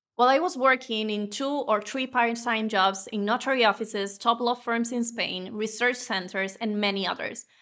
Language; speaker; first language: English; non-native, fluent; Spanish